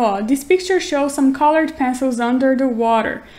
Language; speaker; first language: English; non-native, fluent; Portuguese